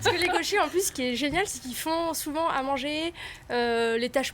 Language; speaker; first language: French; native; French